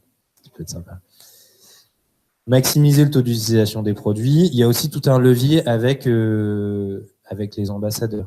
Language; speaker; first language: French; native; French